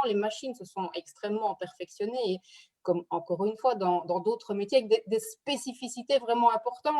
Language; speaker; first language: French; native; French